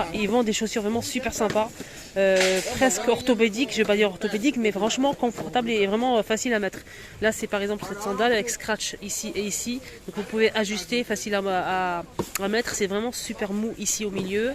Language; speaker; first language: French; native; French